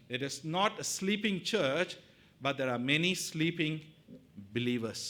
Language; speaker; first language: English; non-native, local second language; Tamil